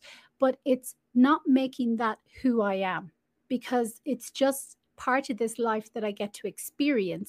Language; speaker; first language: English; native; English